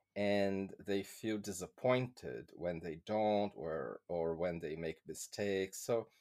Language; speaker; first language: English; non-native, fluent; Portuguese